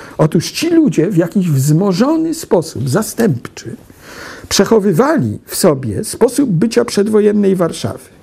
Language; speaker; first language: Polish; native; Polish